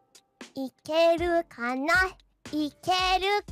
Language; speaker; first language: Japanese; non-native, fluent; English